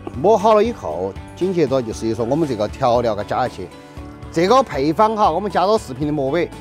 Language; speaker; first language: Chinese; native; Chinese